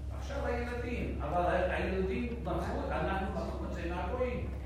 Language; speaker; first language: Hebrew; non-native, learner; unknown